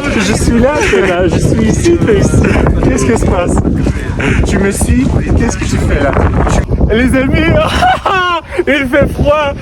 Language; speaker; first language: French; non-native, fluent; Russian